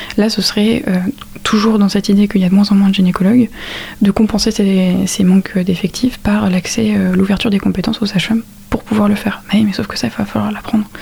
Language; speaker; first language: French; native; French